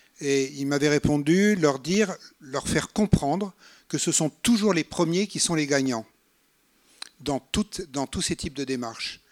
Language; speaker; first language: French; native; French